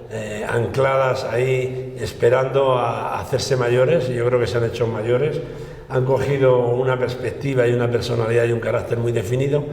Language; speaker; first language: Spanish; native; Spanish